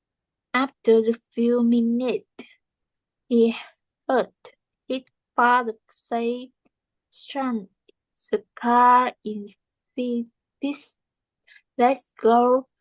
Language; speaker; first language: English; non-native, learner; Vietnamese